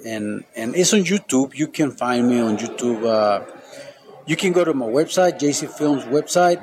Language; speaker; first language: English; non-native, fluent; Spanish